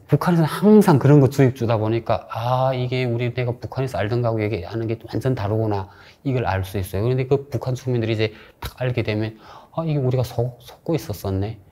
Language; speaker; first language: Korean; native; Korean